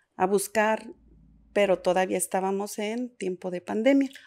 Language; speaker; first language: Spanish; native; Spanish